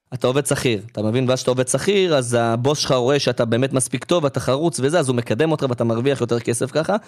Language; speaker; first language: Hebrew; native; Hebrew